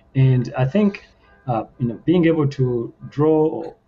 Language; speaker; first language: English; non-native, local second language; Ganda